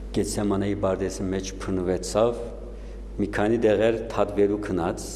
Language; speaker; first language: Armenian; early bilingual, heritage; Armenian